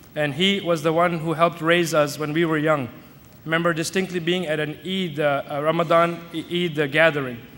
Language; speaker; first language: English; native; English